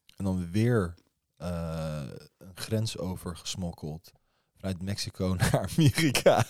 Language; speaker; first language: Dutch; early bilingual, other home language; Persian